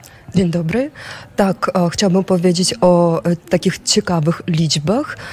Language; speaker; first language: Polish; non-native, fluent; Ukrainian